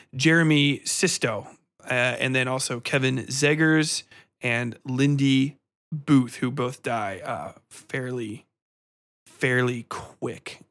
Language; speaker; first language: English; native; English